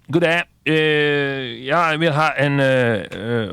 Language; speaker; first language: Danish; non-native, learner; Icelandic